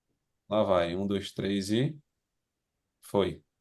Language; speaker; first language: Portuguese; native; Portuguese